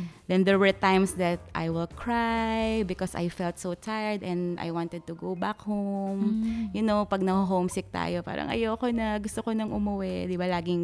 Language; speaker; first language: English; non-native, local second language; Filipino